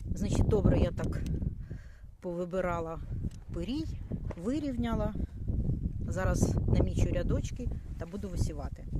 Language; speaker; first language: Ukrainian; native; Ukrainian